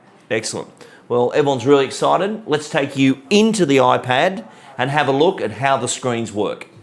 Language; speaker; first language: English; native; English